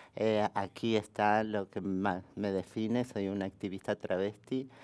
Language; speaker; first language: Spanish; native; Spanish